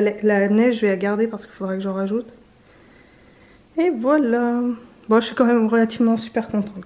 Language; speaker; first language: French; native; French